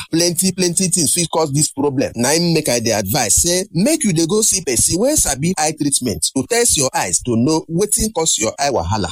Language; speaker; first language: Nigerian Pidgin; native; Nigerian Pidgin